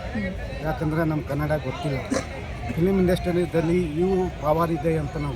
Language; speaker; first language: Kannada; non-native, local second language; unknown